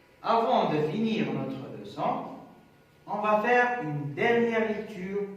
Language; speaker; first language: French; non-native, local second language; Arabic